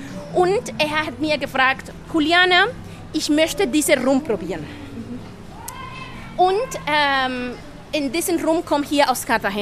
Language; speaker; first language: German; non-native, fluent; Spanish